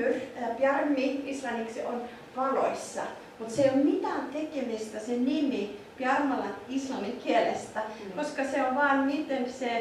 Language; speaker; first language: Finnish; non-native, fluent; Icelandic